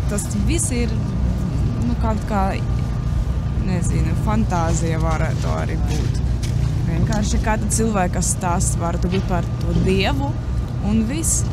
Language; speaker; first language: Latvian; non-native, local second language; Russian